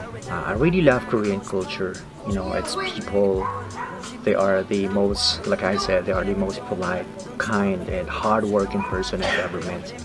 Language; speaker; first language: English; non-native, local second language; Filipino